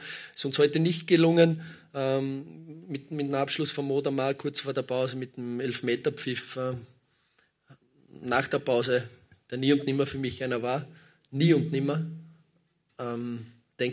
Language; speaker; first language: German; native; German